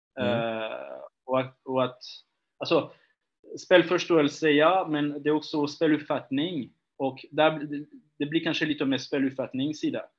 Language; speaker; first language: Swedish; non-native, fluent; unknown